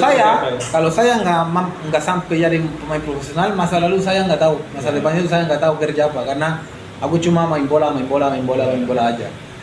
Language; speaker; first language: Indonesian; non-native, fluent; Spanish